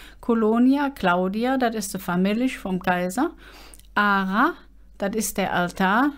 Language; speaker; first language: German; native; German